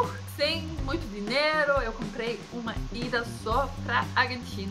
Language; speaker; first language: Portuguese; non-native, fluent; Danish